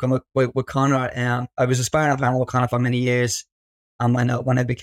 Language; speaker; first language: English; native; English